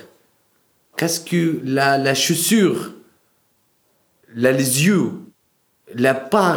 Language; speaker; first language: French; non-native, learner; Arabic